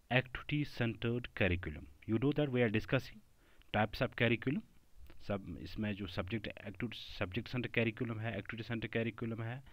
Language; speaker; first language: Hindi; non-native, local second language; Kashmiri